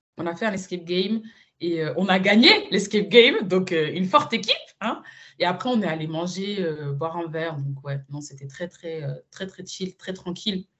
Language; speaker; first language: French; early bilingual, other home language; Spanish